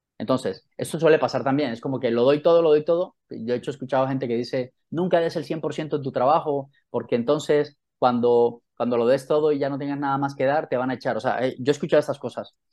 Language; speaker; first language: Spanish; native; Spanish